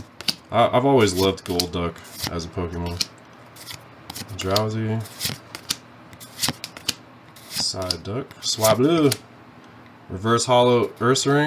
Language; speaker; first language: English; native; English